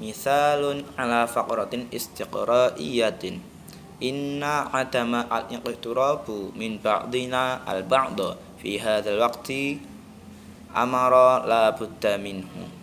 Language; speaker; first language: Arabic; non-native, learner; Indonesian